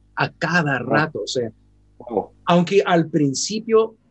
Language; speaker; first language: Spanish; early bilingual, heritage; Spanish